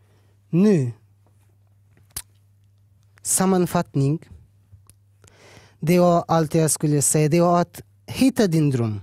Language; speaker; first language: Swedish; early bilingual, other home language; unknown